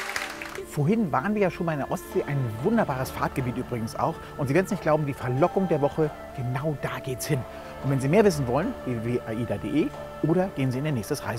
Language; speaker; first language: German; native; German